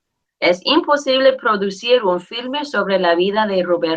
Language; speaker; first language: Spanish; non-native, fluent; English